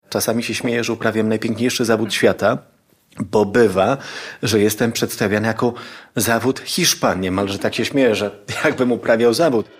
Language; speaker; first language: Polish; early bilingual, heritage; Polish